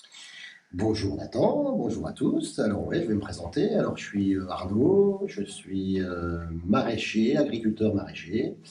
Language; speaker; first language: French; native; French